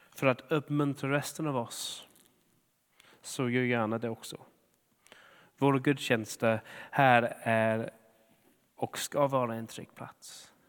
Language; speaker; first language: Swedish; non-native, fluent; English